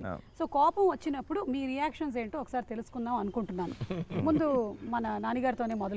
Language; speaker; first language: Telugu; native; Telugu